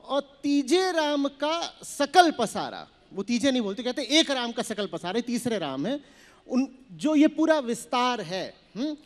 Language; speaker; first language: Hindi; native; Hindi